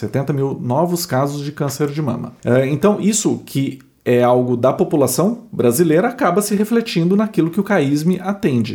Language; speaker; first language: Portuguese; native; Portuguese